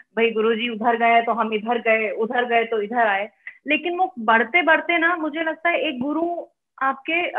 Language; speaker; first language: Hindi; native; Hindi